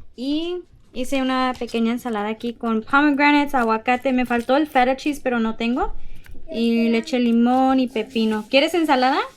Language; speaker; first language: Spanish; early bilingual, heritage; Spanish